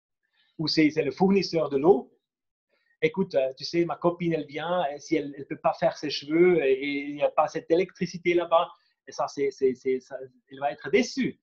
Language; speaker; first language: French; non-native, fluent; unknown